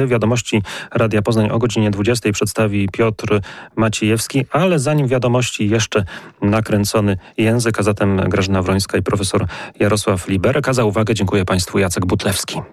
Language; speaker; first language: Polish; native; Polish